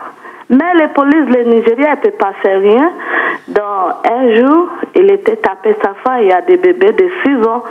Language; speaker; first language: French; non-native, learner; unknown